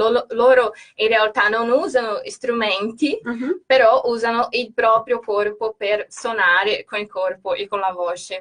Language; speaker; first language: Italian; non-native, fluent; Portuguese